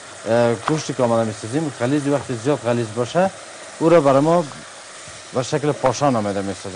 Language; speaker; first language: Persian; native; Persian